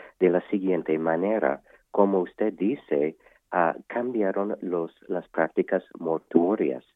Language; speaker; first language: Spanish; non-native, fluent; English